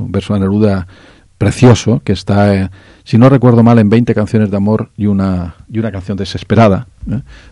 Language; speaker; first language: Spanish; native; Spanish